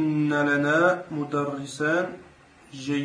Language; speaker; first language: Arabic; non-native, learner; French